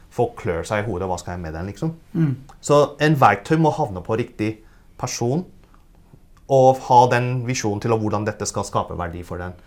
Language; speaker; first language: Norwegian; early bilingual, other home language; Cantonese